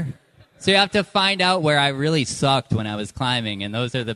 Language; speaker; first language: English; native; English